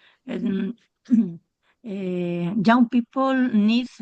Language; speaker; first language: English; non-native, learner; Spanish